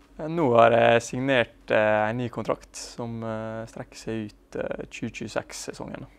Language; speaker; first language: Norwegian; native; Norwegian